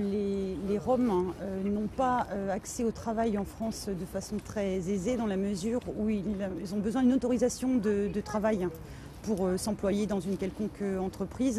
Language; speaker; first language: French; native; French